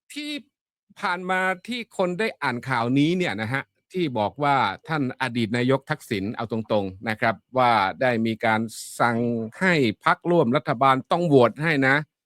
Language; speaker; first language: Thai; native; Thai